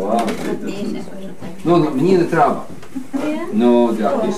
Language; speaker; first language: Ukrainian; native; Ukrainian